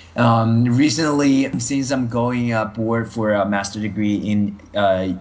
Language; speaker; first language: English; non-native, fluent; Chinese